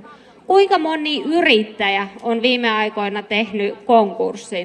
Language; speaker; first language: Finnish; native; Finnish